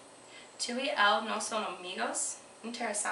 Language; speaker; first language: Spanish; non-native, learner; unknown